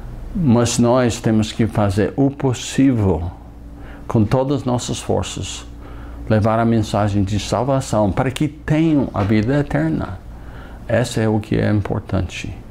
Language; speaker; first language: Portuguese; non-native, fluent; English